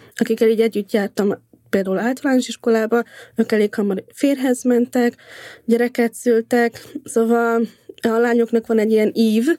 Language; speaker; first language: Hungarian; native; Hungarian